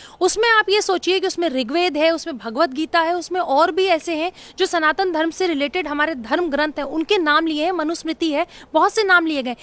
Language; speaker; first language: Hindi; native; Hindi